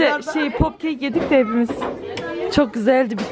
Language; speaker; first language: Turkish; early bilingual, heritage; Turkish